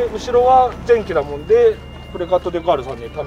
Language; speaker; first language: Japanese; native; Japanese